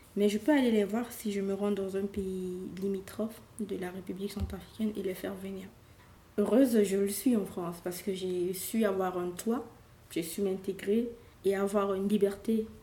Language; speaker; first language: French; non-native, local second language; Sango